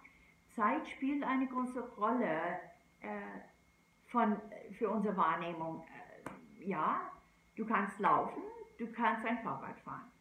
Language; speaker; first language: German; non-native, fluent; English